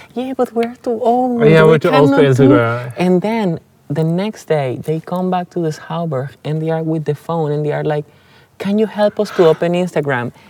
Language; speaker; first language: English; non-native, fluent; Spanish